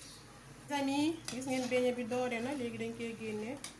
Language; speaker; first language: French; non-native, local second language; Wolof